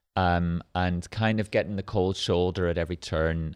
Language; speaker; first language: English; native; English